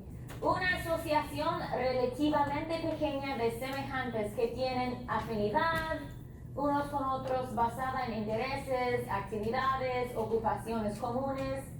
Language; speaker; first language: Spanish; non-native, fluent; English